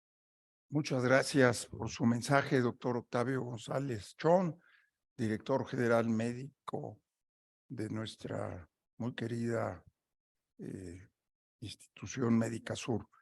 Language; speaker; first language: Spanish; native; Spanish